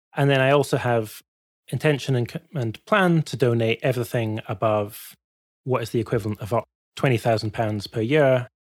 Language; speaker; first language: English; native; English